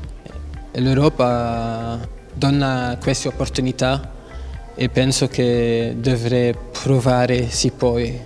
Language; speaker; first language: Italian; non-native, learner; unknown